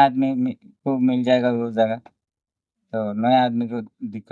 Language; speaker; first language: Hindi; non-native, local second language; Bangla